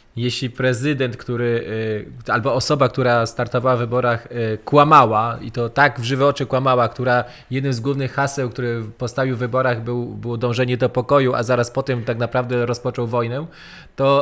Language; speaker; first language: Polish; native; Polish